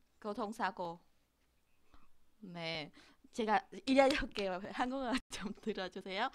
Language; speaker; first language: Korean; non-native, learner; Vietnamese